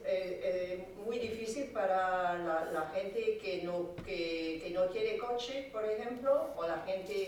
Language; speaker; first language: Spanish; non-native, fluent; French